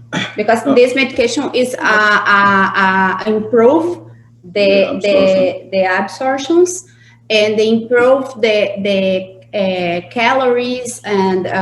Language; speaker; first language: English; non-native, learner; Portuguese